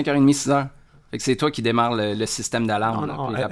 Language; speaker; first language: French; native; French